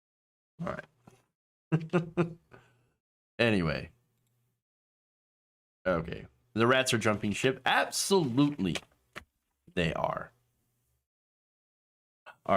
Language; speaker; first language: English; native; English